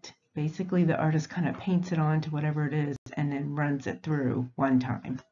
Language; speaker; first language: English; native; English